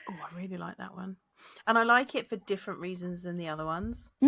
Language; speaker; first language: English; native; English